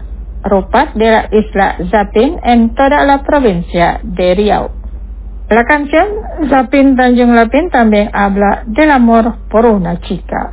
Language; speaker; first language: Spanish; non-native, fluent; Indonesian